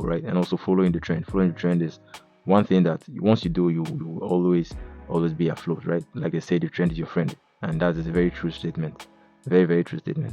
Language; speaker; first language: English; native; English